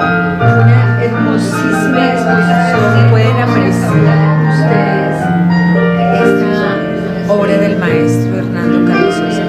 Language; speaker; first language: Spanish; native; Spanish